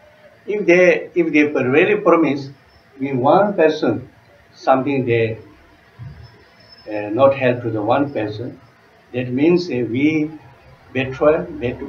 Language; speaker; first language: English; non-native, learner; Tibetan